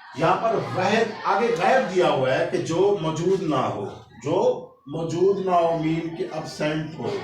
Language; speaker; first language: Urdu; non-native, local second language; Saraiki